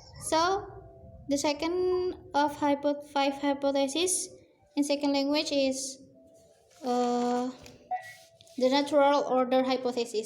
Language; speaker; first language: English; non-native, learner; Indonesian